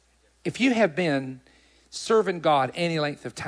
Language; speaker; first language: English; native; English